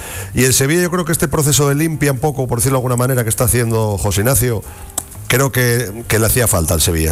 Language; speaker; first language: Spanish; native; Spanish